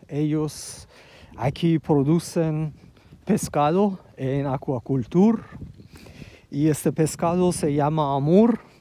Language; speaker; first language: Spanish; non-native, learner; Persian